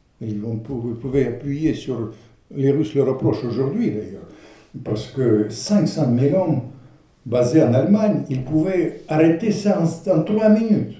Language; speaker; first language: French; non-native, fluent; Russian